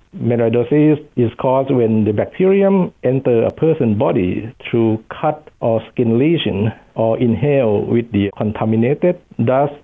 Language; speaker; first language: English; non-native, fluent; Thai